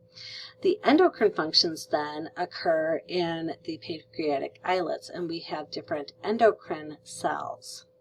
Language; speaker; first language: English; native; English